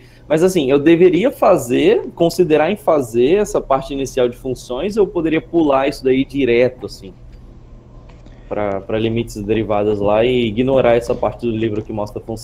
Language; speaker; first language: Portuguese; native; Portuguese